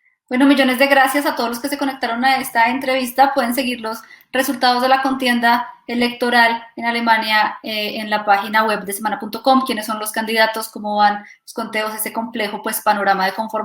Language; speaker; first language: Spanish; native; Spanish